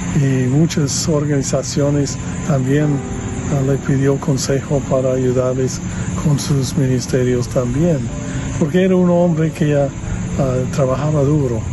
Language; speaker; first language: Spanish; non-native, fluent; English